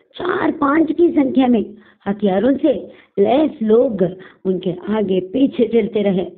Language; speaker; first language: Hindi; non-native, local second language; Telugu